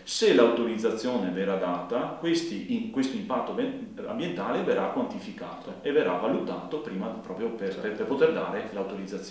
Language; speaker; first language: Italian; native; Italian